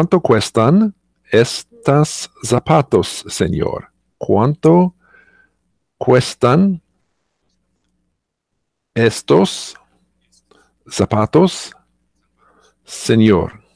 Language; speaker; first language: Spanish; non-native, learner; English